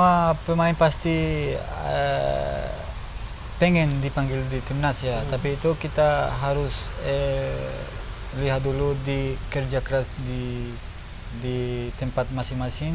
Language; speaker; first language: Indonesian; non-native, learner; Spanish